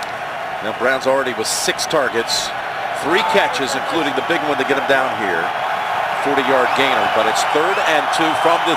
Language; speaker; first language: English; native; English